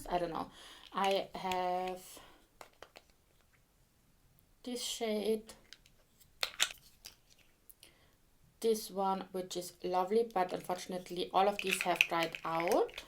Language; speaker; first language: English; non-native, fluent; German